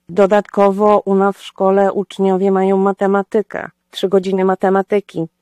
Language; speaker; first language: Polish; native; Polish